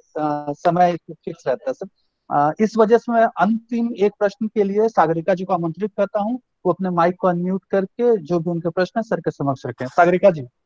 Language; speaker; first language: Hindi; native; Hindi